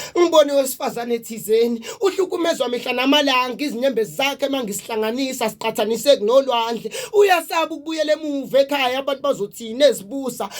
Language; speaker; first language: Zulu; native; Zulu